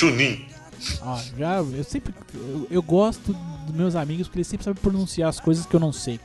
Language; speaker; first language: Portuguese; native; Portuguese